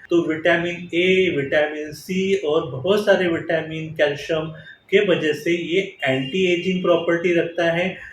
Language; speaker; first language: Hindi; non-native, local second language; Marathi